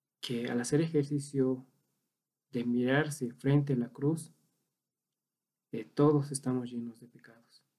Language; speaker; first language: Spanish; native; Spanish